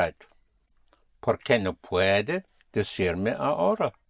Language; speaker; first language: Spanish; non-native, fluent; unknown